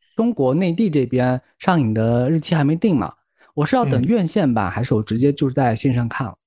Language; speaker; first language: Chinese; native; Chinese